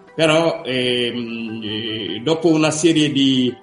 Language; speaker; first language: Italian; non-native, fluent; Wolof